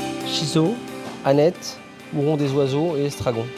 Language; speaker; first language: French; native; French